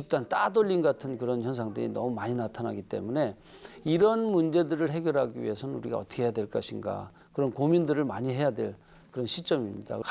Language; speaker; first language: Korean; native; Korean